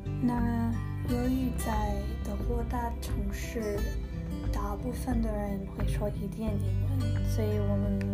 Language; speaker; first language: Chinese; non-native, learner; English